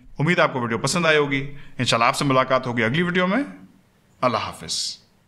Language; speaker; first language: Urdu; native; Urdu